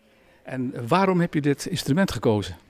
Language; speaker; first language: Dutch; native; Dutch